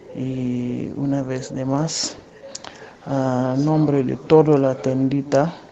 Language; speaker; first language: Spanish; non-native, learner; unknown